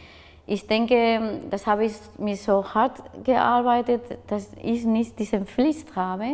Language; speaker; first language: German; non-native, fluent; Spanish